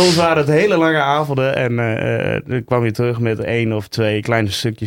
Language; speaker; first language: Dutch; native; Dutch